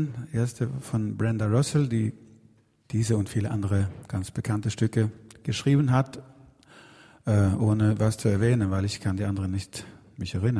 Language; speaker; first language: German; non-native, learner; Swedish